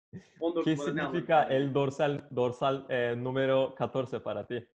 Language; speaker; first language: Spanish; non-native, fluent; Turkish